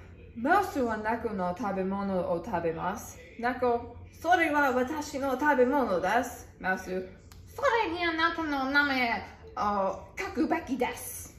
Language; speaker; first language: Japanese; non-native, learner; English